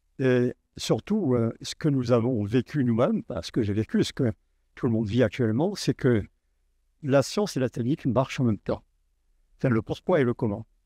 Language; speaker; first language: French; native; French